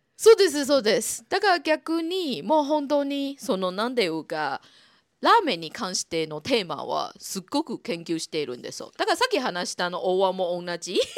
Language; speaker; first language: Japanese; non-native, fluent; Chinese